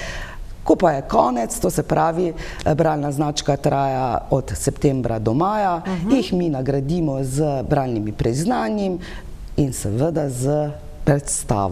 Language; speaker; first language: Slovenian; native; Slovenian